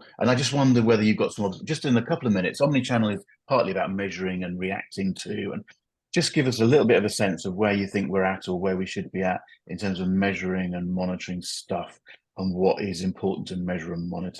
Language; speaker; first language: English; native; English